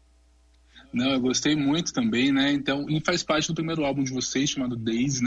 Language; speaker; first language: Portuguese; native; Portuguese